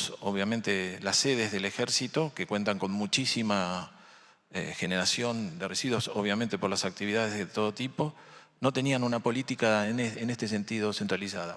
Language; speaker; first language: Spanish; native; Spanish